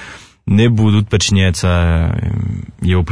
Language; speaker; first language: Russian; non-native, fluent; French